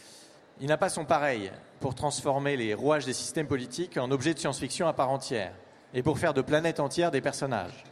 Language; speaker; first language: French; native; French